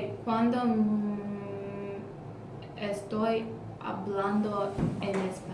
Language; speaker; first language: Spanish; non-native, learner; Russian